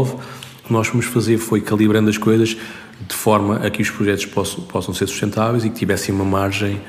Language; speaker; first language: Portuguese; early bilingual, other home language; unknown